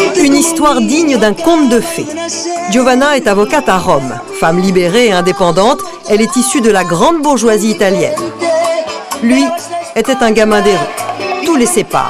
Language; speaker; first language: French; native; French